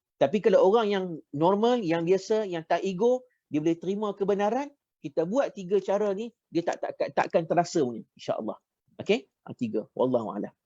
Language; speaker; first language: Malay; native; Malay